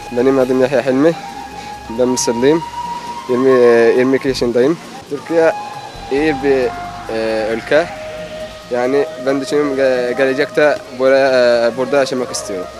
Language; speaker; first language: Turkish; non-native, learner; Arabic